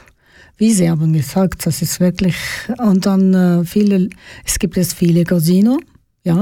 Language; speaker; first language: German; non-native, learner; Georgian